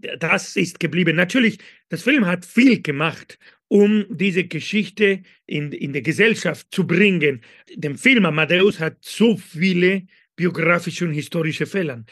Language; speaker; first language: German; non-native, fluent; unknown